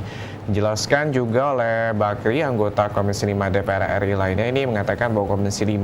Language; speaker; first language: Indonesian; native; Indonesian